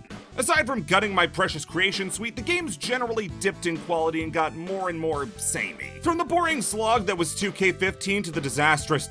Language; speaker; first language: English; native; English